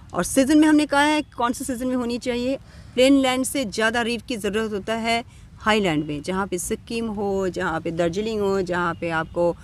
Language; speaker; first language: Hindi; non-native, local second language; Bangla